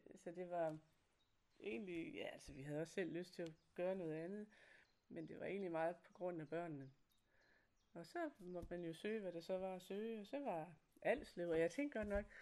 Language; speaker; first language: Danish; native; Danish